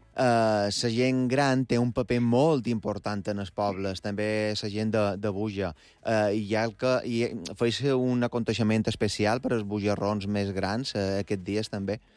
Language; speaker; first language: Catalan; native; Catalan